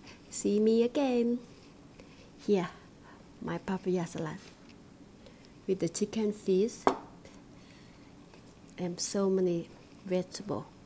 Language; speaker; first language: English; non-native, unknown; Thai